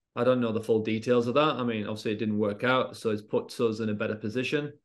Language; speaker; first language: English; native; English